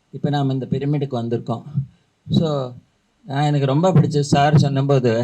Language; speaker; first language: Tamil; native; Tamil